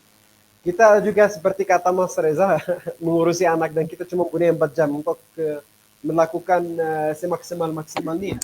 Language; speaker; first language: Indonesian; non-native, fluent; Arabic